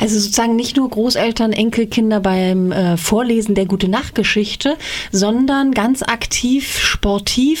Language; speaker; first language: German; native; German